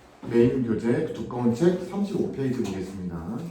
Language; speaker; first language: Korean; native; Korean